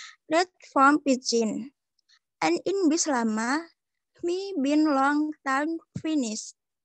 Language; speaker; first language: English; non-native, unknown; Indonesian